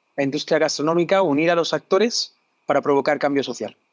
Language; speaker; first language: Spanish; native; Spanish